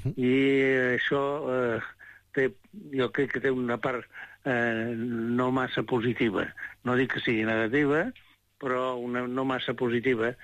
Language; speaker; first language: Catalan; native; Catalan